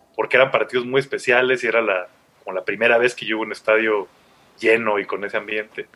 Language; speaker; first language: Spanish; native; Spanish